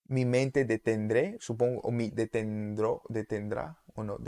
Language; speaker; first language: Spanish; non-native, learner; English